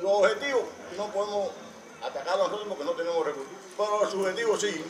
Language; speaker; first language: Spanish; native; Spanish